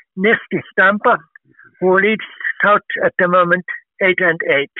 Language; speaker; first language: English; non-native, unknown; Finnish